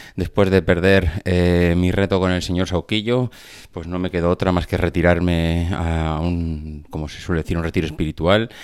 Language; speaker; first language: Spanish; native; Spanish